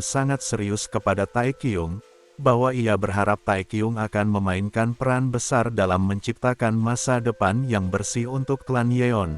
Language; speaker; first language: Indonesian; native; Indonesian